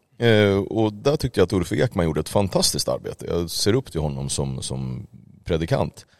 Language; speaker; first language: Swedish; native; Swedish